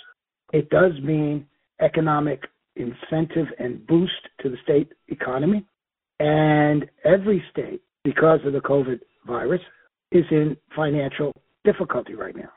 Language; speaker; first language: English; native; English